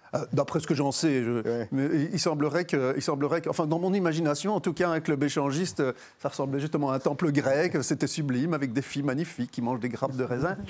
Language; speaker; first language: French; native; French